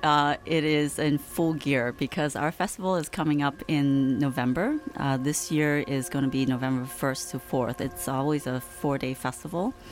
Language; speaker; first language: English; non-native, local second language; Cantonese